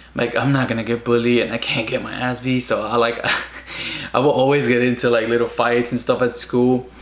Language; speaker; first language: English; early bilingual, other home language; Spanish